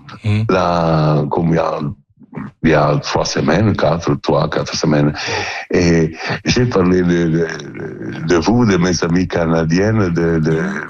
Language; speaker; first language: French; non-native, learner; Italian